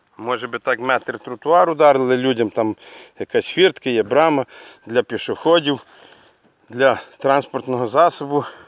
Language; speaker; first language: Ukrainian; native; Ukrainian